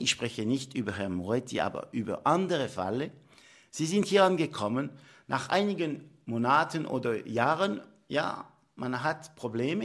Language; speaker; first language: German; non-native, local second language; French